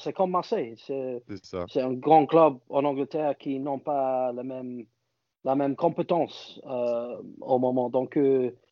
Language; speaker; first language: French; non-native, fluent; English